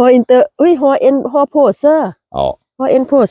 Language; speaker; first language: Swedish; non-native, learner; Thai